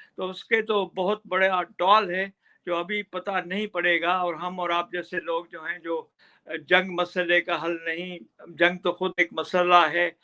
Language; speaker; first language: Urdu; non-native, local second language; Sindhi